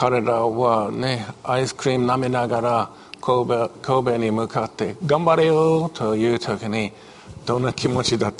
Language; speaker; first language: Japanese; non-native, fluent; English